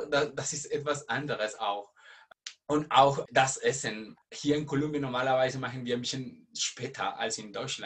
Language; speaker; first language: German; non-native, learner; Spanish